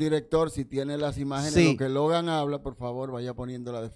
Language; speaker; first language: Spanish; native; Spanish